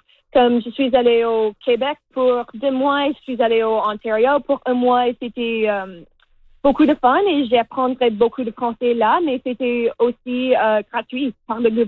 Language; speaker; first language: French; non-native, learner; English